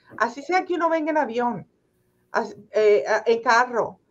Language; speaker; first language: Spanish; native; Spanish